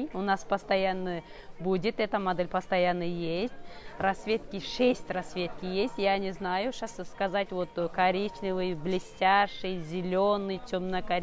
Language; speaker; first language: Russian; non-native, learner; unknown